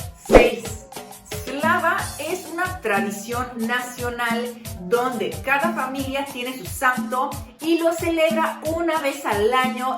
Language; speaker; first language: Spanish; non-native, fluent; Serbian